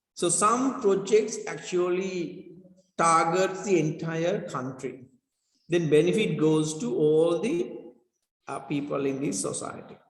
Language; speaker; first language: English; non-native, local second language; Sinhala